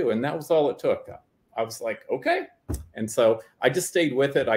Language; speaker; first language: English; native; English